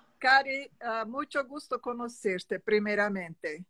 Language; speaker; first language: Spanish; non-native, learner; Portuguese